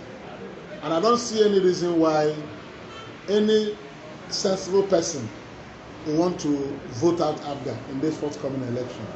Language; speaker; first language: English; non-native, local second language; Igbo